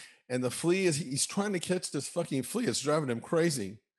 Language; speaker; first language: English; native; English